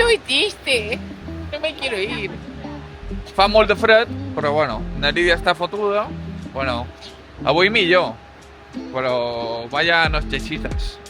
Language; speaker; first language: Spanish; non-native, local second language; Catalan